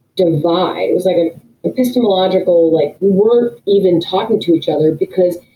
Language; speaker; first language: English; native; English